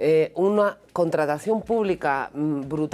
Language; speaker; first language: Spanish; native; Spanish